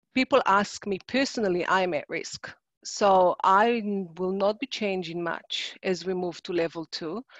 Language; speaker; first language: English; non-native, fluent; Hebrew